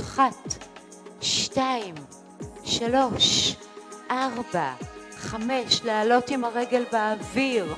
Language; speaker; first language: Hebrew; native; Hebrew